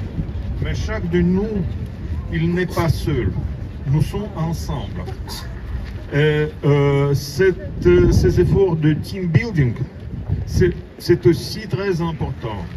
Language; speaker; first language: French; non-native, learner; Russian